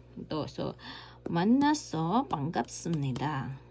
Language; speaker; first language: Korean; non-native, fluent; Filipino